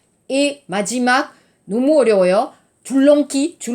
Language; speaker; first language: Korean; non-native, learner; French